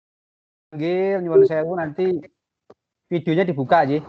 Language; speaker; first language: Indonesian; non-native, local second language; Javanese